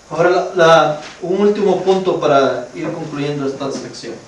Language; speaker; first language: Spanish; native; Spanish